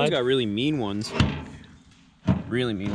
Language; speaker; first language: English; native; English